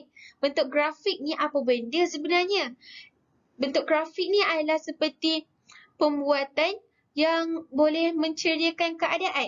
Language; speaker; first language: Malay; native; Malay